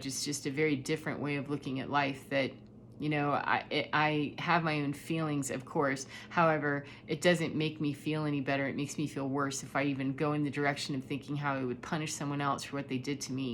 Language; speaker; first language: English; native; English